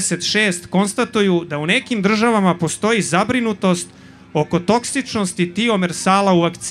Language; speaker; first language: Serbian; native; Serbian